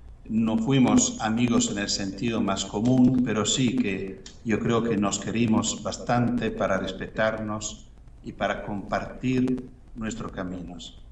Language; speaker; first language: Spanish; non-native, fluent; Italian